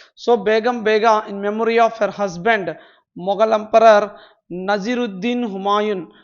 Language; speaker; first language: English; non-native, local second language; Telugu